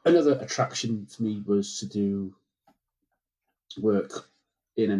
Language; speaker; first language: English; native; English